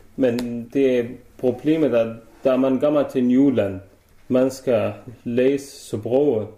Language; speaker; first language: Danish; non-native, learner; Arabic